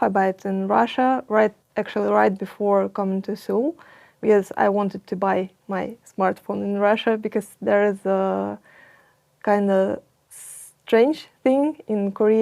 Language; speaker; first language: English; non-native, fluent; Russian